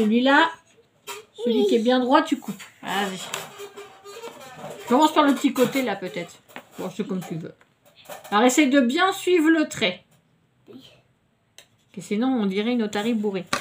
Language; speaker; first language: French; native; French